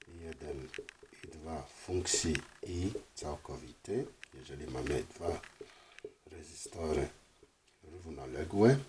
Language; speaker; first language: Polish; non-native, fluent; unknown